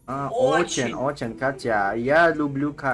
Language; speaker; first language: Russian; non-native, learner; Indonesian